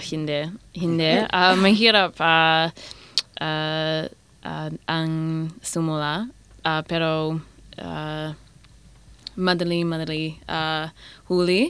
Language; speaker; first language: Filipino; non-native, learner; English